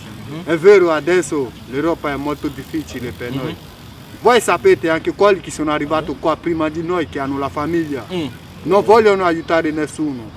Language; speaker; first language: Italian; non-native, fluent; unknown